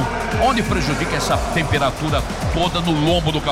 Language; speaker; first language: Portuguese; native; Portuguese